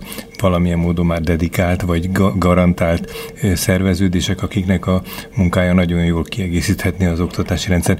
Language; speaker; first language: Hungarian; native; Hungarian